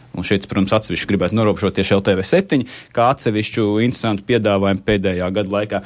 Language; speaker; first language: Latvian; non-native, local second language; Russian